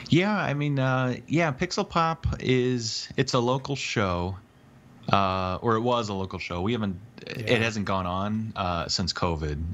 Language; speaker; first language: English; native; English